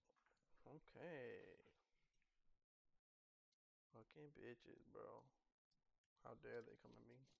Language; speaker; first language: English; native; English